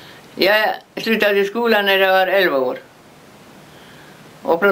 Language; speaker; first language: Swedish; early bilingual, heritage; Swedish